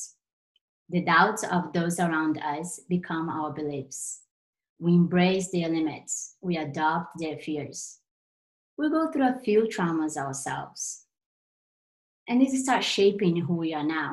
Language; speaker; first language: English; non-native, fluent; Portuguese